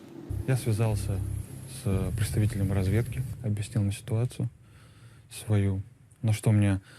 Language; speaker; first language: Russian; native; Russian